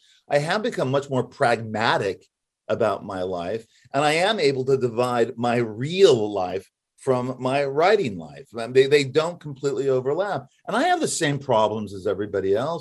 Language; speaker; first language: English; native; English